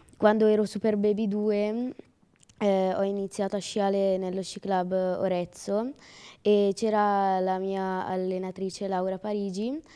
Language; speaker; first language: Italian; native; Italian